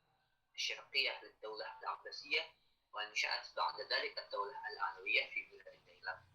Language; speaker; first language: Arabic; non-native, learner; Indonesian